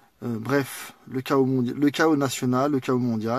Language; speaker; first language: French; native; French